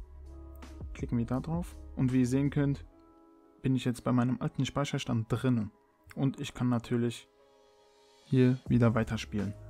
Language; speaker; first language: German; native; German